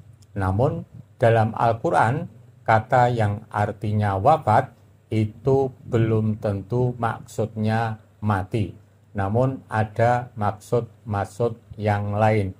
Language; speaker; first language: Indonesian; native; Indonesian